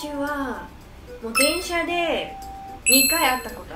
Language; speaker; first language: Japanese; non-native, fluent; Chinese